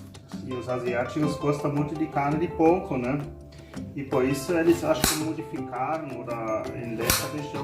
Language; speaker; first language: Portuguese; non-native, learner; German